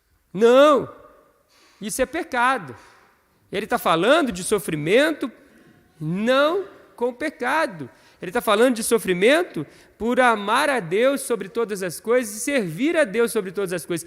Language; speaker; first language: Portuguese; native; Portuguese